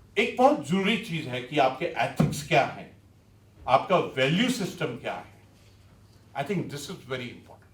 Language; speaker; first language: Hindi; non-native, local second language; Punjabi